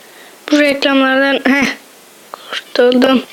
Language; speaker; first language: Turkish; native; Turkish